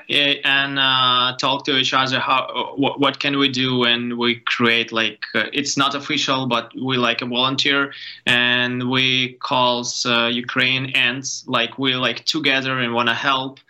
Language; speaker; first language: English; non-native, learner; Ukrainian